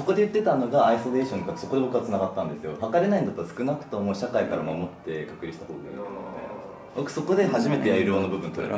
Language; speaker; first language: Japanese; native; Japanese